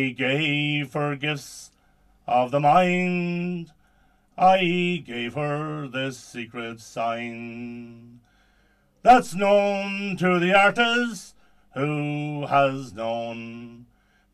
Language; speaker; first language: English; native; English